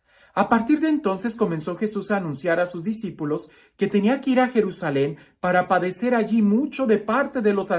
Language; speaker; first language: Spanish; native; Spanish